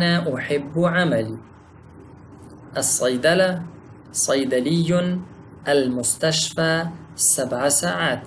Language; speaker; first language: Arabic; non-native, fluent; Pashto